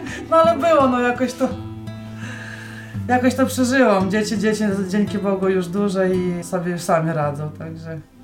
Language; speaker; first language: Polish; non-native, fluent; Ukrainian